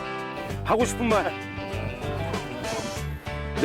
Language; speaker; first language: Korean; native; Korean